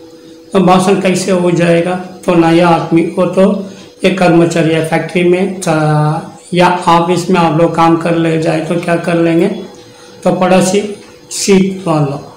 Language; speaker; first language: Hindi; non-native, local second language; Tamil